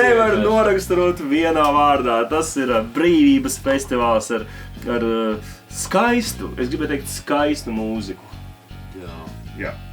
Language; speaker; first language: Latvian; native; Latvian